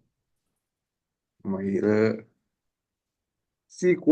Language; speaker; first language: Chinese; non-native, learner; Indonesian